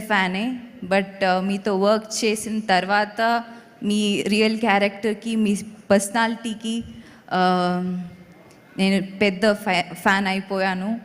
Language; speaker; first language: Telugu; non-native, local second language; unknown